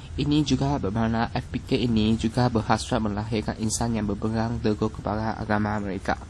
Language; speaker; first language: Malay; non-native, local second language; Chinese